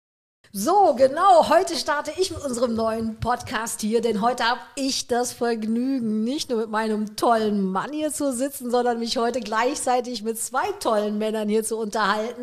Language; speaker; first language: German; native; German